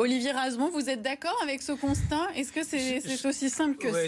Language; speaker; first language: French; native; French